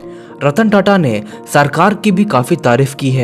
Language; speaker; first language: Hindi; native; Hindi